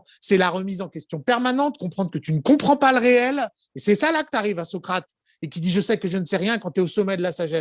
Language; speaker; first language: French; native; French